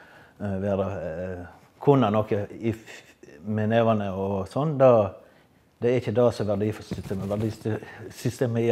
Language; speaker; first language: Norwegian; native; Norwegian